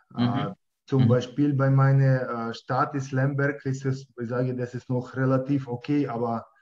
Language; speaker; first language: German; non-native, learner; Ukrainian